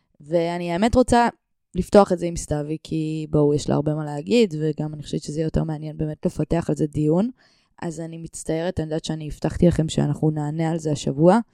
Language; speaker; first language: Hebrew; native; Hebrew